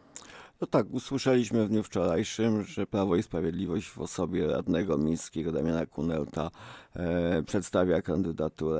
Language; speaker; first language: Polish; native; Polish